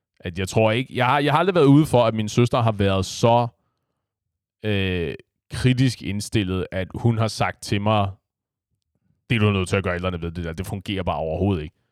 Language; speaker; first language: Danish; native; Danish